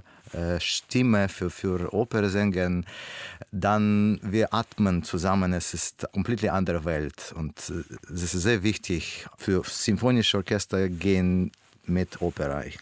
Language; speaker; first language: German; non-native, learner; Russian